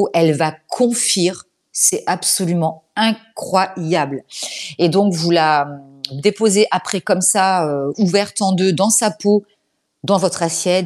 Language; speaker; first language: French; native; French